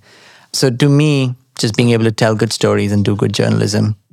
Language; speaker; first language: English; non-native, local second language; Marathi